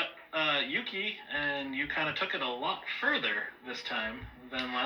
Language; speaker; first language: English; native; English